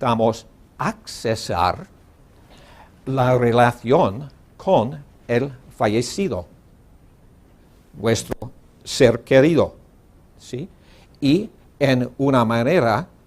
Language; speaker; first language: Spanish; non-native, learner; English